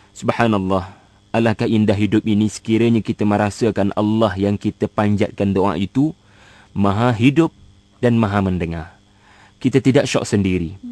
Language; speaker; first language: Malay; native; Malay